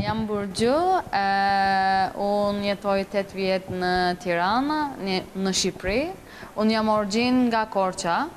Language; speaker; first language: Albanian; non-native, learner; Turkish